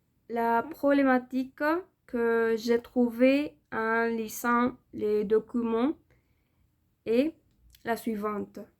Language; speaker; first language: French; non-native, learner; Spanish